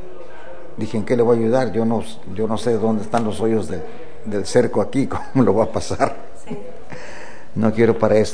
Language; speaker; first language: Spanish; native; Spanish